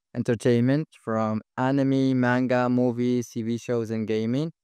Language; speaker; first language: English; non-native, fluent; Arabic